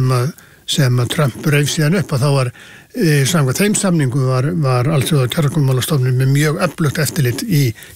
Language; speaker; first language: Icelandic; native; Icelandic